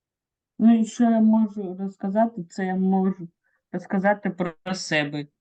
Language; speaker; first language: Ukrainian; non-native, local second language; Russian